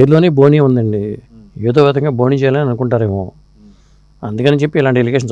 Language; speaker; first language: Telugu; native; Telugu